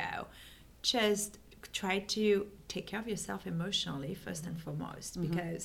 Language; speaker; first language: English; non-native, fluent; French